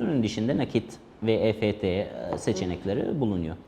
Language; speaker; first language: Turkish; non-native, fluent; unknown